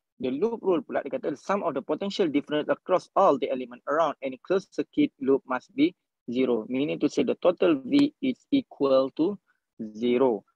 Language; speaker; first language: English; non-native, local second language; Malay